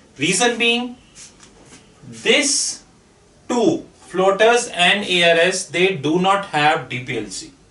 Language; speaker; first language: English; non-native, local second language; Hindi